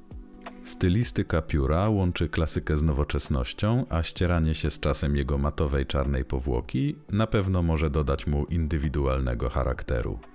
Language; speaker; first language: Polish; native; Polish